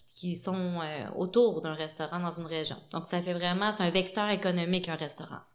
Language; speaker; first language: French; native; French